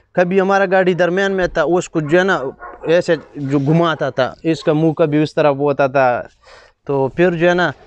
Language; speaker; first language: Urdu; non-native, local second language; Pashto